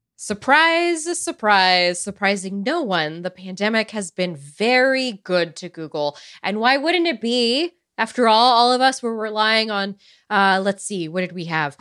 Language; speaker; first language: English; early bilingual, other home language; Romanian